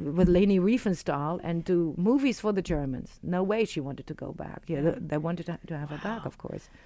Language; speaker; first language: English; non-native, fluent; German